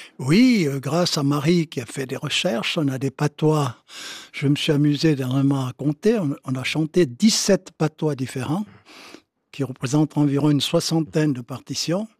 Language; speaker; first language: French; native; French